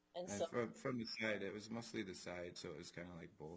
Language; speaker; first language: English; native; English